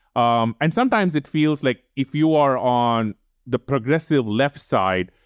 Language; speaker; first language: English; non-native, local second language; Tamil